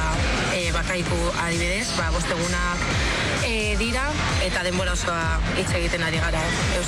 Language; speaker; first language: Basque; non-native, local second language; Spanish